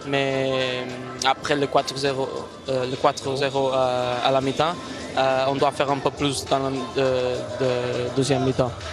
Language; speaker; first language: French; non-native, fluent; Portuguese